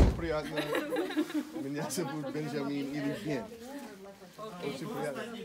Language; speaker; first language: Russian; non-native, learner; English